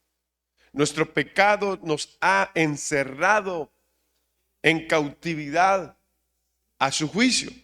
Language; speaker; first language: Spanish; native; Spanish